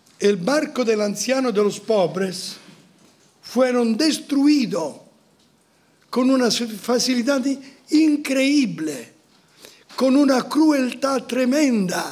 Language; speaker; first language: Spanish; non-native, fluent; Italian